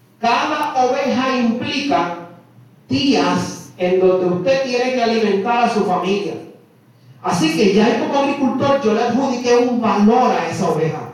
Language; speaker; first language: Spanish; native; Spanish